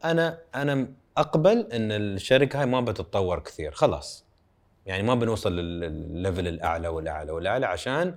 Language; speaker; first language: Arabic; native; Arabic